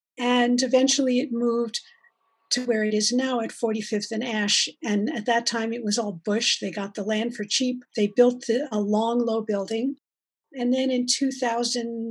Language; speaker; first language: English; native; English